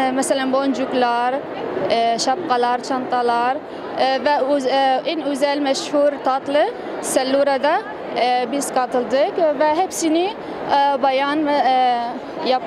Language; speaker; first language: Turkish; non-native, learner; Arabic